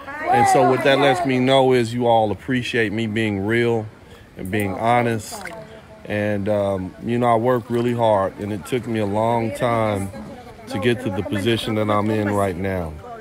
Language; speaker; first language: English; native; English